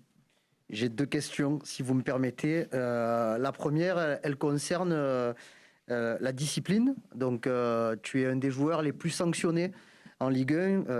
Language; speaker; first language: French; native; French